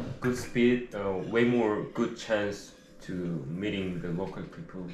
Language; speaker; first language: English; non-native, learner; Korean